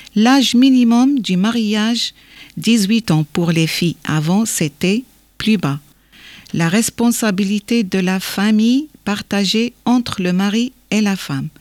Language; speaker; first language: French; non-native, local second language; Arabic